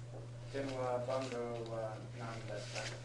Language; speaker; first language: Japanese; non-native, learner; English